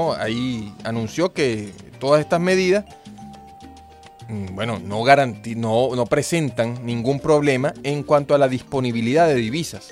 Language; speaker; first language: Spanish; native; Spanish